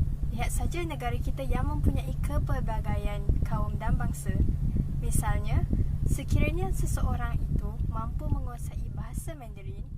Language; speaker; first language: Malay; native; Malay